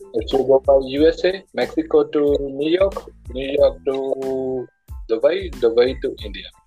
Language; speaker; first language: English; non-native, local second language; Punjabi